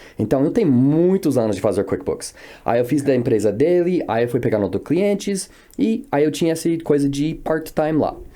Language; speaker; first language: Portuguese; non-native, fluent; English